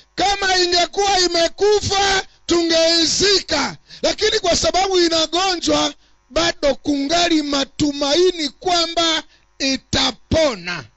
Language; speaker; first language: Swahili; non-native, local second language; Nande